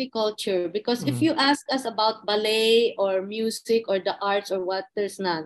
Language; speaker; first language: English; non-native, local second language; Filipino